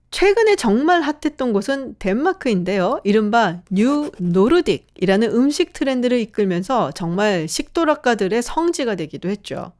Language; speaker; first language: Korean; native; Korean